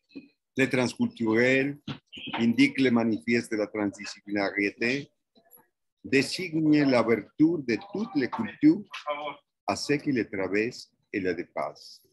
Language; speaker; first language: French; non-native, fluent; Spanish